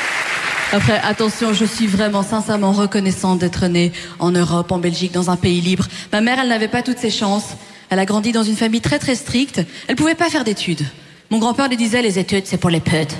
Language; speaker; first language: French; early bilingual, other home language; Persian